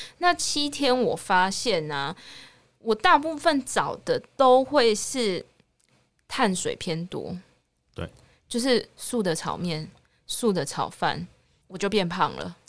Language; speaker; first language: Chinese; native; Chinese